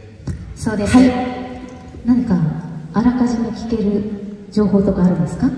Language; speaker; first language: Japanese; native; Japanese